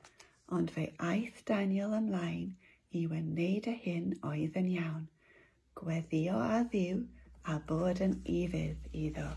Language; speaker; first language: Welsh; non-native, local second language; English